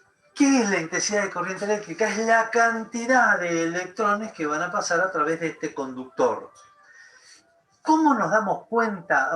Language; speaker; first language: Spanish; native; Spanish